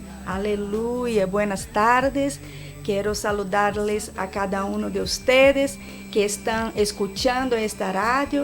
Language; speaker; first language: Spanish; non-native, fluent; Portuguese